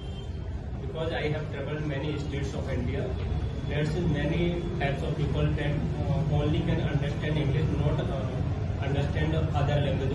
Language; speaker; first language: English; non-native, learner; Hindi